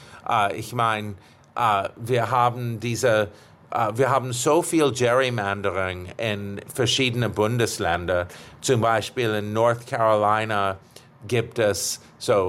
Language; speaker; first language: German; non-native, fluent; English